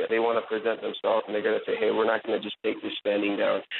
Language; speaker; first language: English; native; English